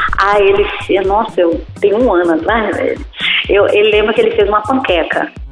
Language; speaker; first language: Portuguese; native; Portuguese